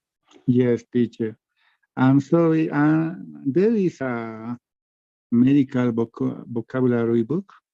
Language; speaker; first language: English; non-native, learner; Spanish